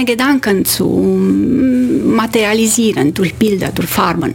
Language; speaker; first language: German; non-native, fluent; Romanian